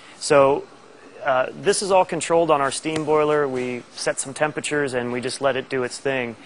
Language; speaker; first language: English; native; English